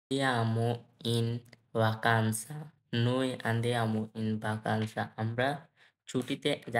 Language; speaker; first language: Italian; non-native, learner; Bangla